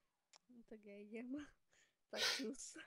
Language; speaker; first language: Czech; non-native, local second language; Slovak